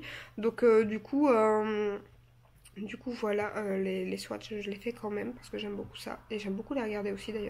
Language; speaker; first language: French; native; French